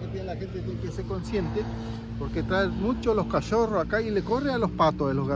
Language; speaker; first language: Spanish; native; Spanish